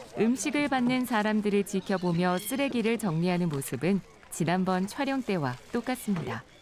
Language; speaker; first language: Korean; native; Korean